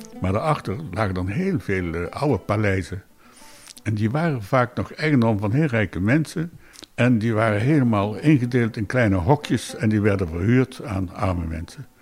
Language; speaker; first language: Dutch; native; Dutch